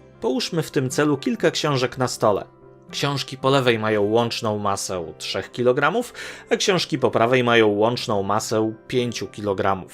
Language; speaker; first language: Polish; native; Polish